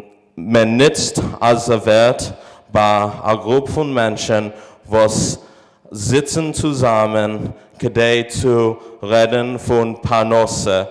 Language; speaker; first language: German; non-native, fluent; English